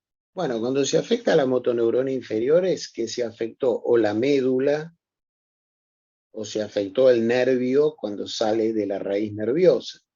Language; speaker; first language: Spanish; native; Spanish